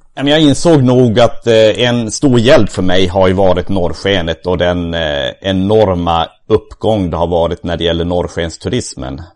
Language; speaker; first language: Swedish; native; Swedish